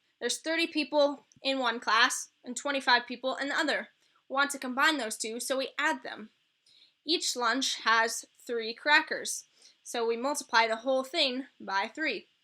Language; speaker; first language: English; native; English